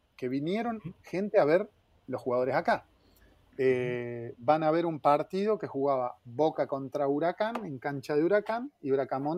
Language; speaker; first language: Spanish; native; Spanish